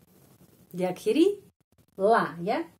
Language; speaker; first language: Indonesian; non-native, fluent; Russian